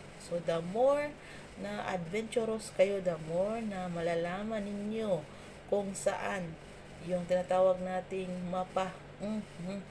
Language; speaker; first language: Filipino; non-native, local second language; Cebuano